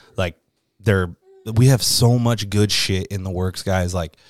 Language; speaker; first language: English; native; English